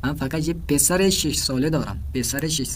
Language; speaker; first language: Persian; non-native, fluent; Urdu